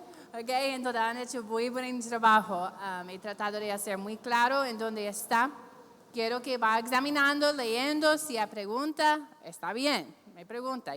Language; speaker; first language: Spanish; non-native, fluent; English